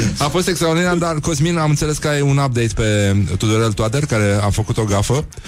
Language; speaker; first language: Romanian; native; Romanian